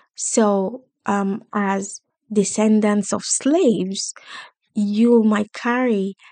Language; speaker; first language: English; non-native, local second language; Yoruba